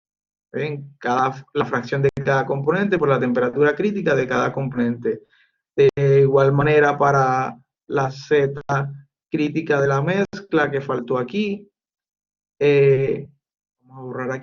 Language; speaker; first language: Spanish; native; Spanish